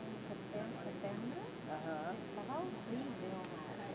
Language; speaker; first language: Portuguese; non-native, learner; Spanish